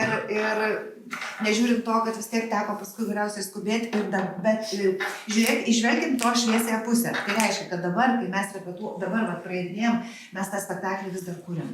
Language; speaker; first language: Lithuanian; native; Lithuanian